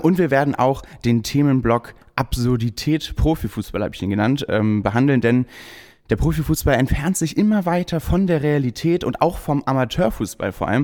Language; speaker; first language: German; native; German